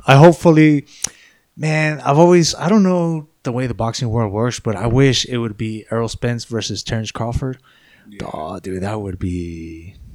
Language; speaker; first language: English; early bilingual, other home language; Spanish